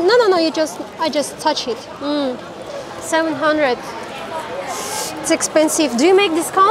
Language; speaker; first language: English; non-native, learner; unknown